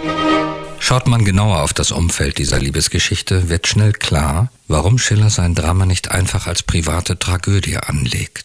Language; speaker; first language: German; native; German